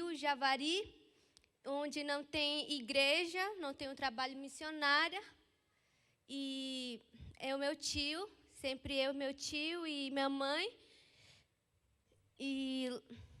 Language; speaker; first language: Portuguese; non-native, local second language; Ticuna